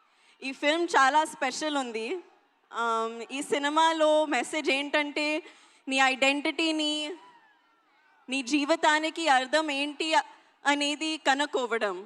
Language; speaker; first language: Telugu; non-native, learner; Hindi